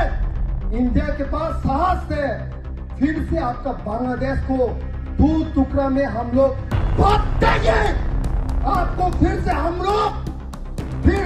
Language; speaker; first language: Hindi; non-native, local second language; Kok Borok